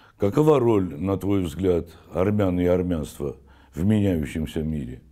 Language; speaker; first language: Russian; non-native, local second language; Armenian